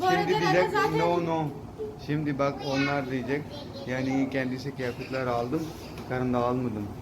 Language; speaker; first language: Turkish; non-native, learner; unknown